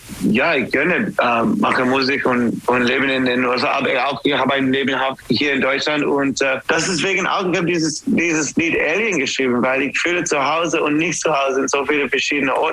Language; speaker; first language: German; non-native, learner; English